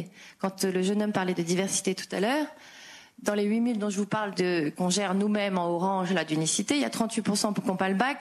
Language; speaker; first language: French; native; French